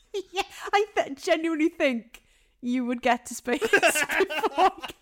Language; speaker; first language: English; non-native, local second language; Welsh